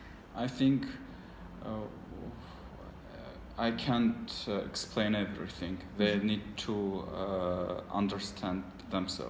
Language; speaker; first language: English; non-native, learner; Armenian